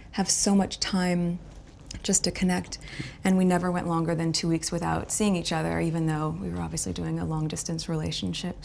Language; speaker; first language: English; native; English